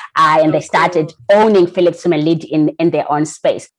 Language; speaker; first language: English; non-native, local second language; Shona